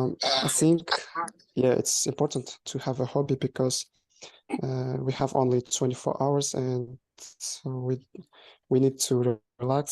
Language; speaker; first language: English; non-native, learner; Kazakh